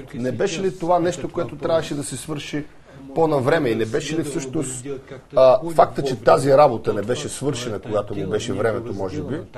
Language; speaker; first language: Bulgarian; native; Bulgarian